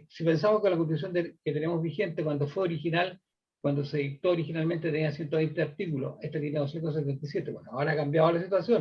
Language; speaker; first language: Spanish; native; Spanish